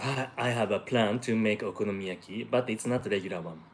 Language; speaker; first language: English; non-native, fluent; Japanese